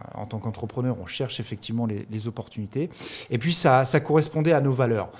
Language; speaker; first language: French; native; French